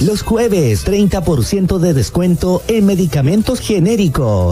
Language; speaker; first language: Spanish; native; Spanish